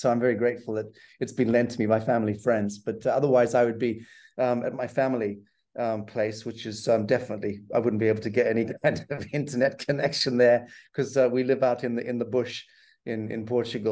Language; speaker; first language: English; native; English